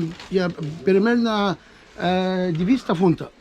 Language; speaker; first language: Russian; non-native, learner; Arabic